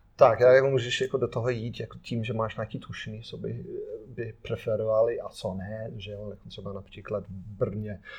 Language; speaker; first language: Czech; non-native, fluent; English